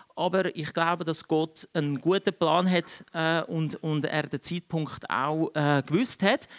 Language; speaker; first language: German; early bilingual, other home language; Czech